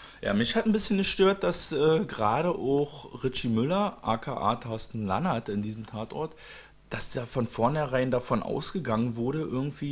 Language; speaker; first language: German; native; German